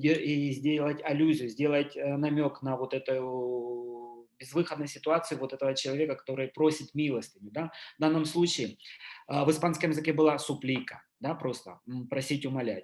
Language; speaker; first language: Russian; native; Russian